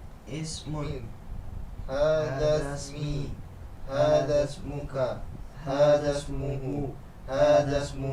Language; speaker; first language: Arabic; non-native, learner; Indonesian